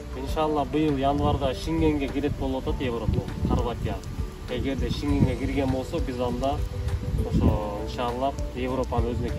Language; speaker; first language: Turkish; non-native, learner; Kyrgyz